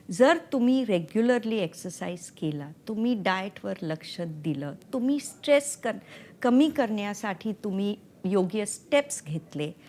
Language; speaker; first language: Marathi; non-native, local second language; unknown